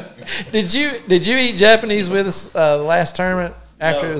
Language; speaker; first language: English; native; English